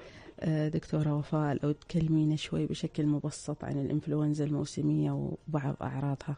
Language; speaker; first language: Arabic; native; Arabic